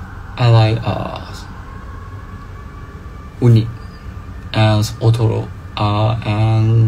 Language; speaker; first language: English; non-native, learner; Thai